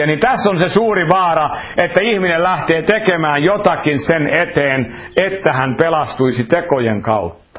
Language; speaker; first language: Finnish; native; Finnish